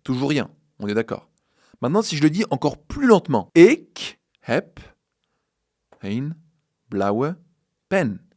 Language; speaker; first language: French; native; French